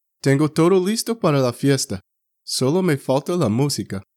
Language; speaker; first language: Spanish; non-native, fluent; English